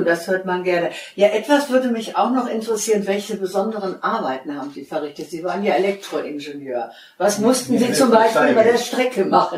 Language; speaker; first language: German; native; German